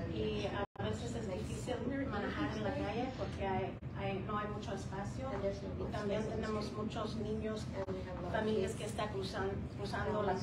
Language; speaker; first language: Spanish; early bilingual, heritage; Spanish